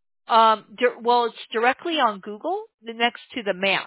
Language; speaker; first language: English; native; English